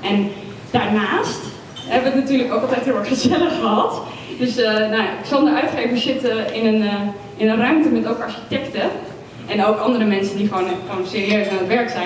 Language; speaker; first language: Dutch; native; Dutch